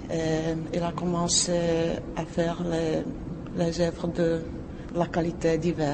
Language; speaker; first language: French; non-native, fluent; Czech